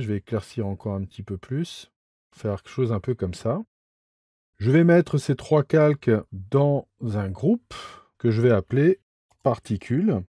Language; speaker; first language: French; native; French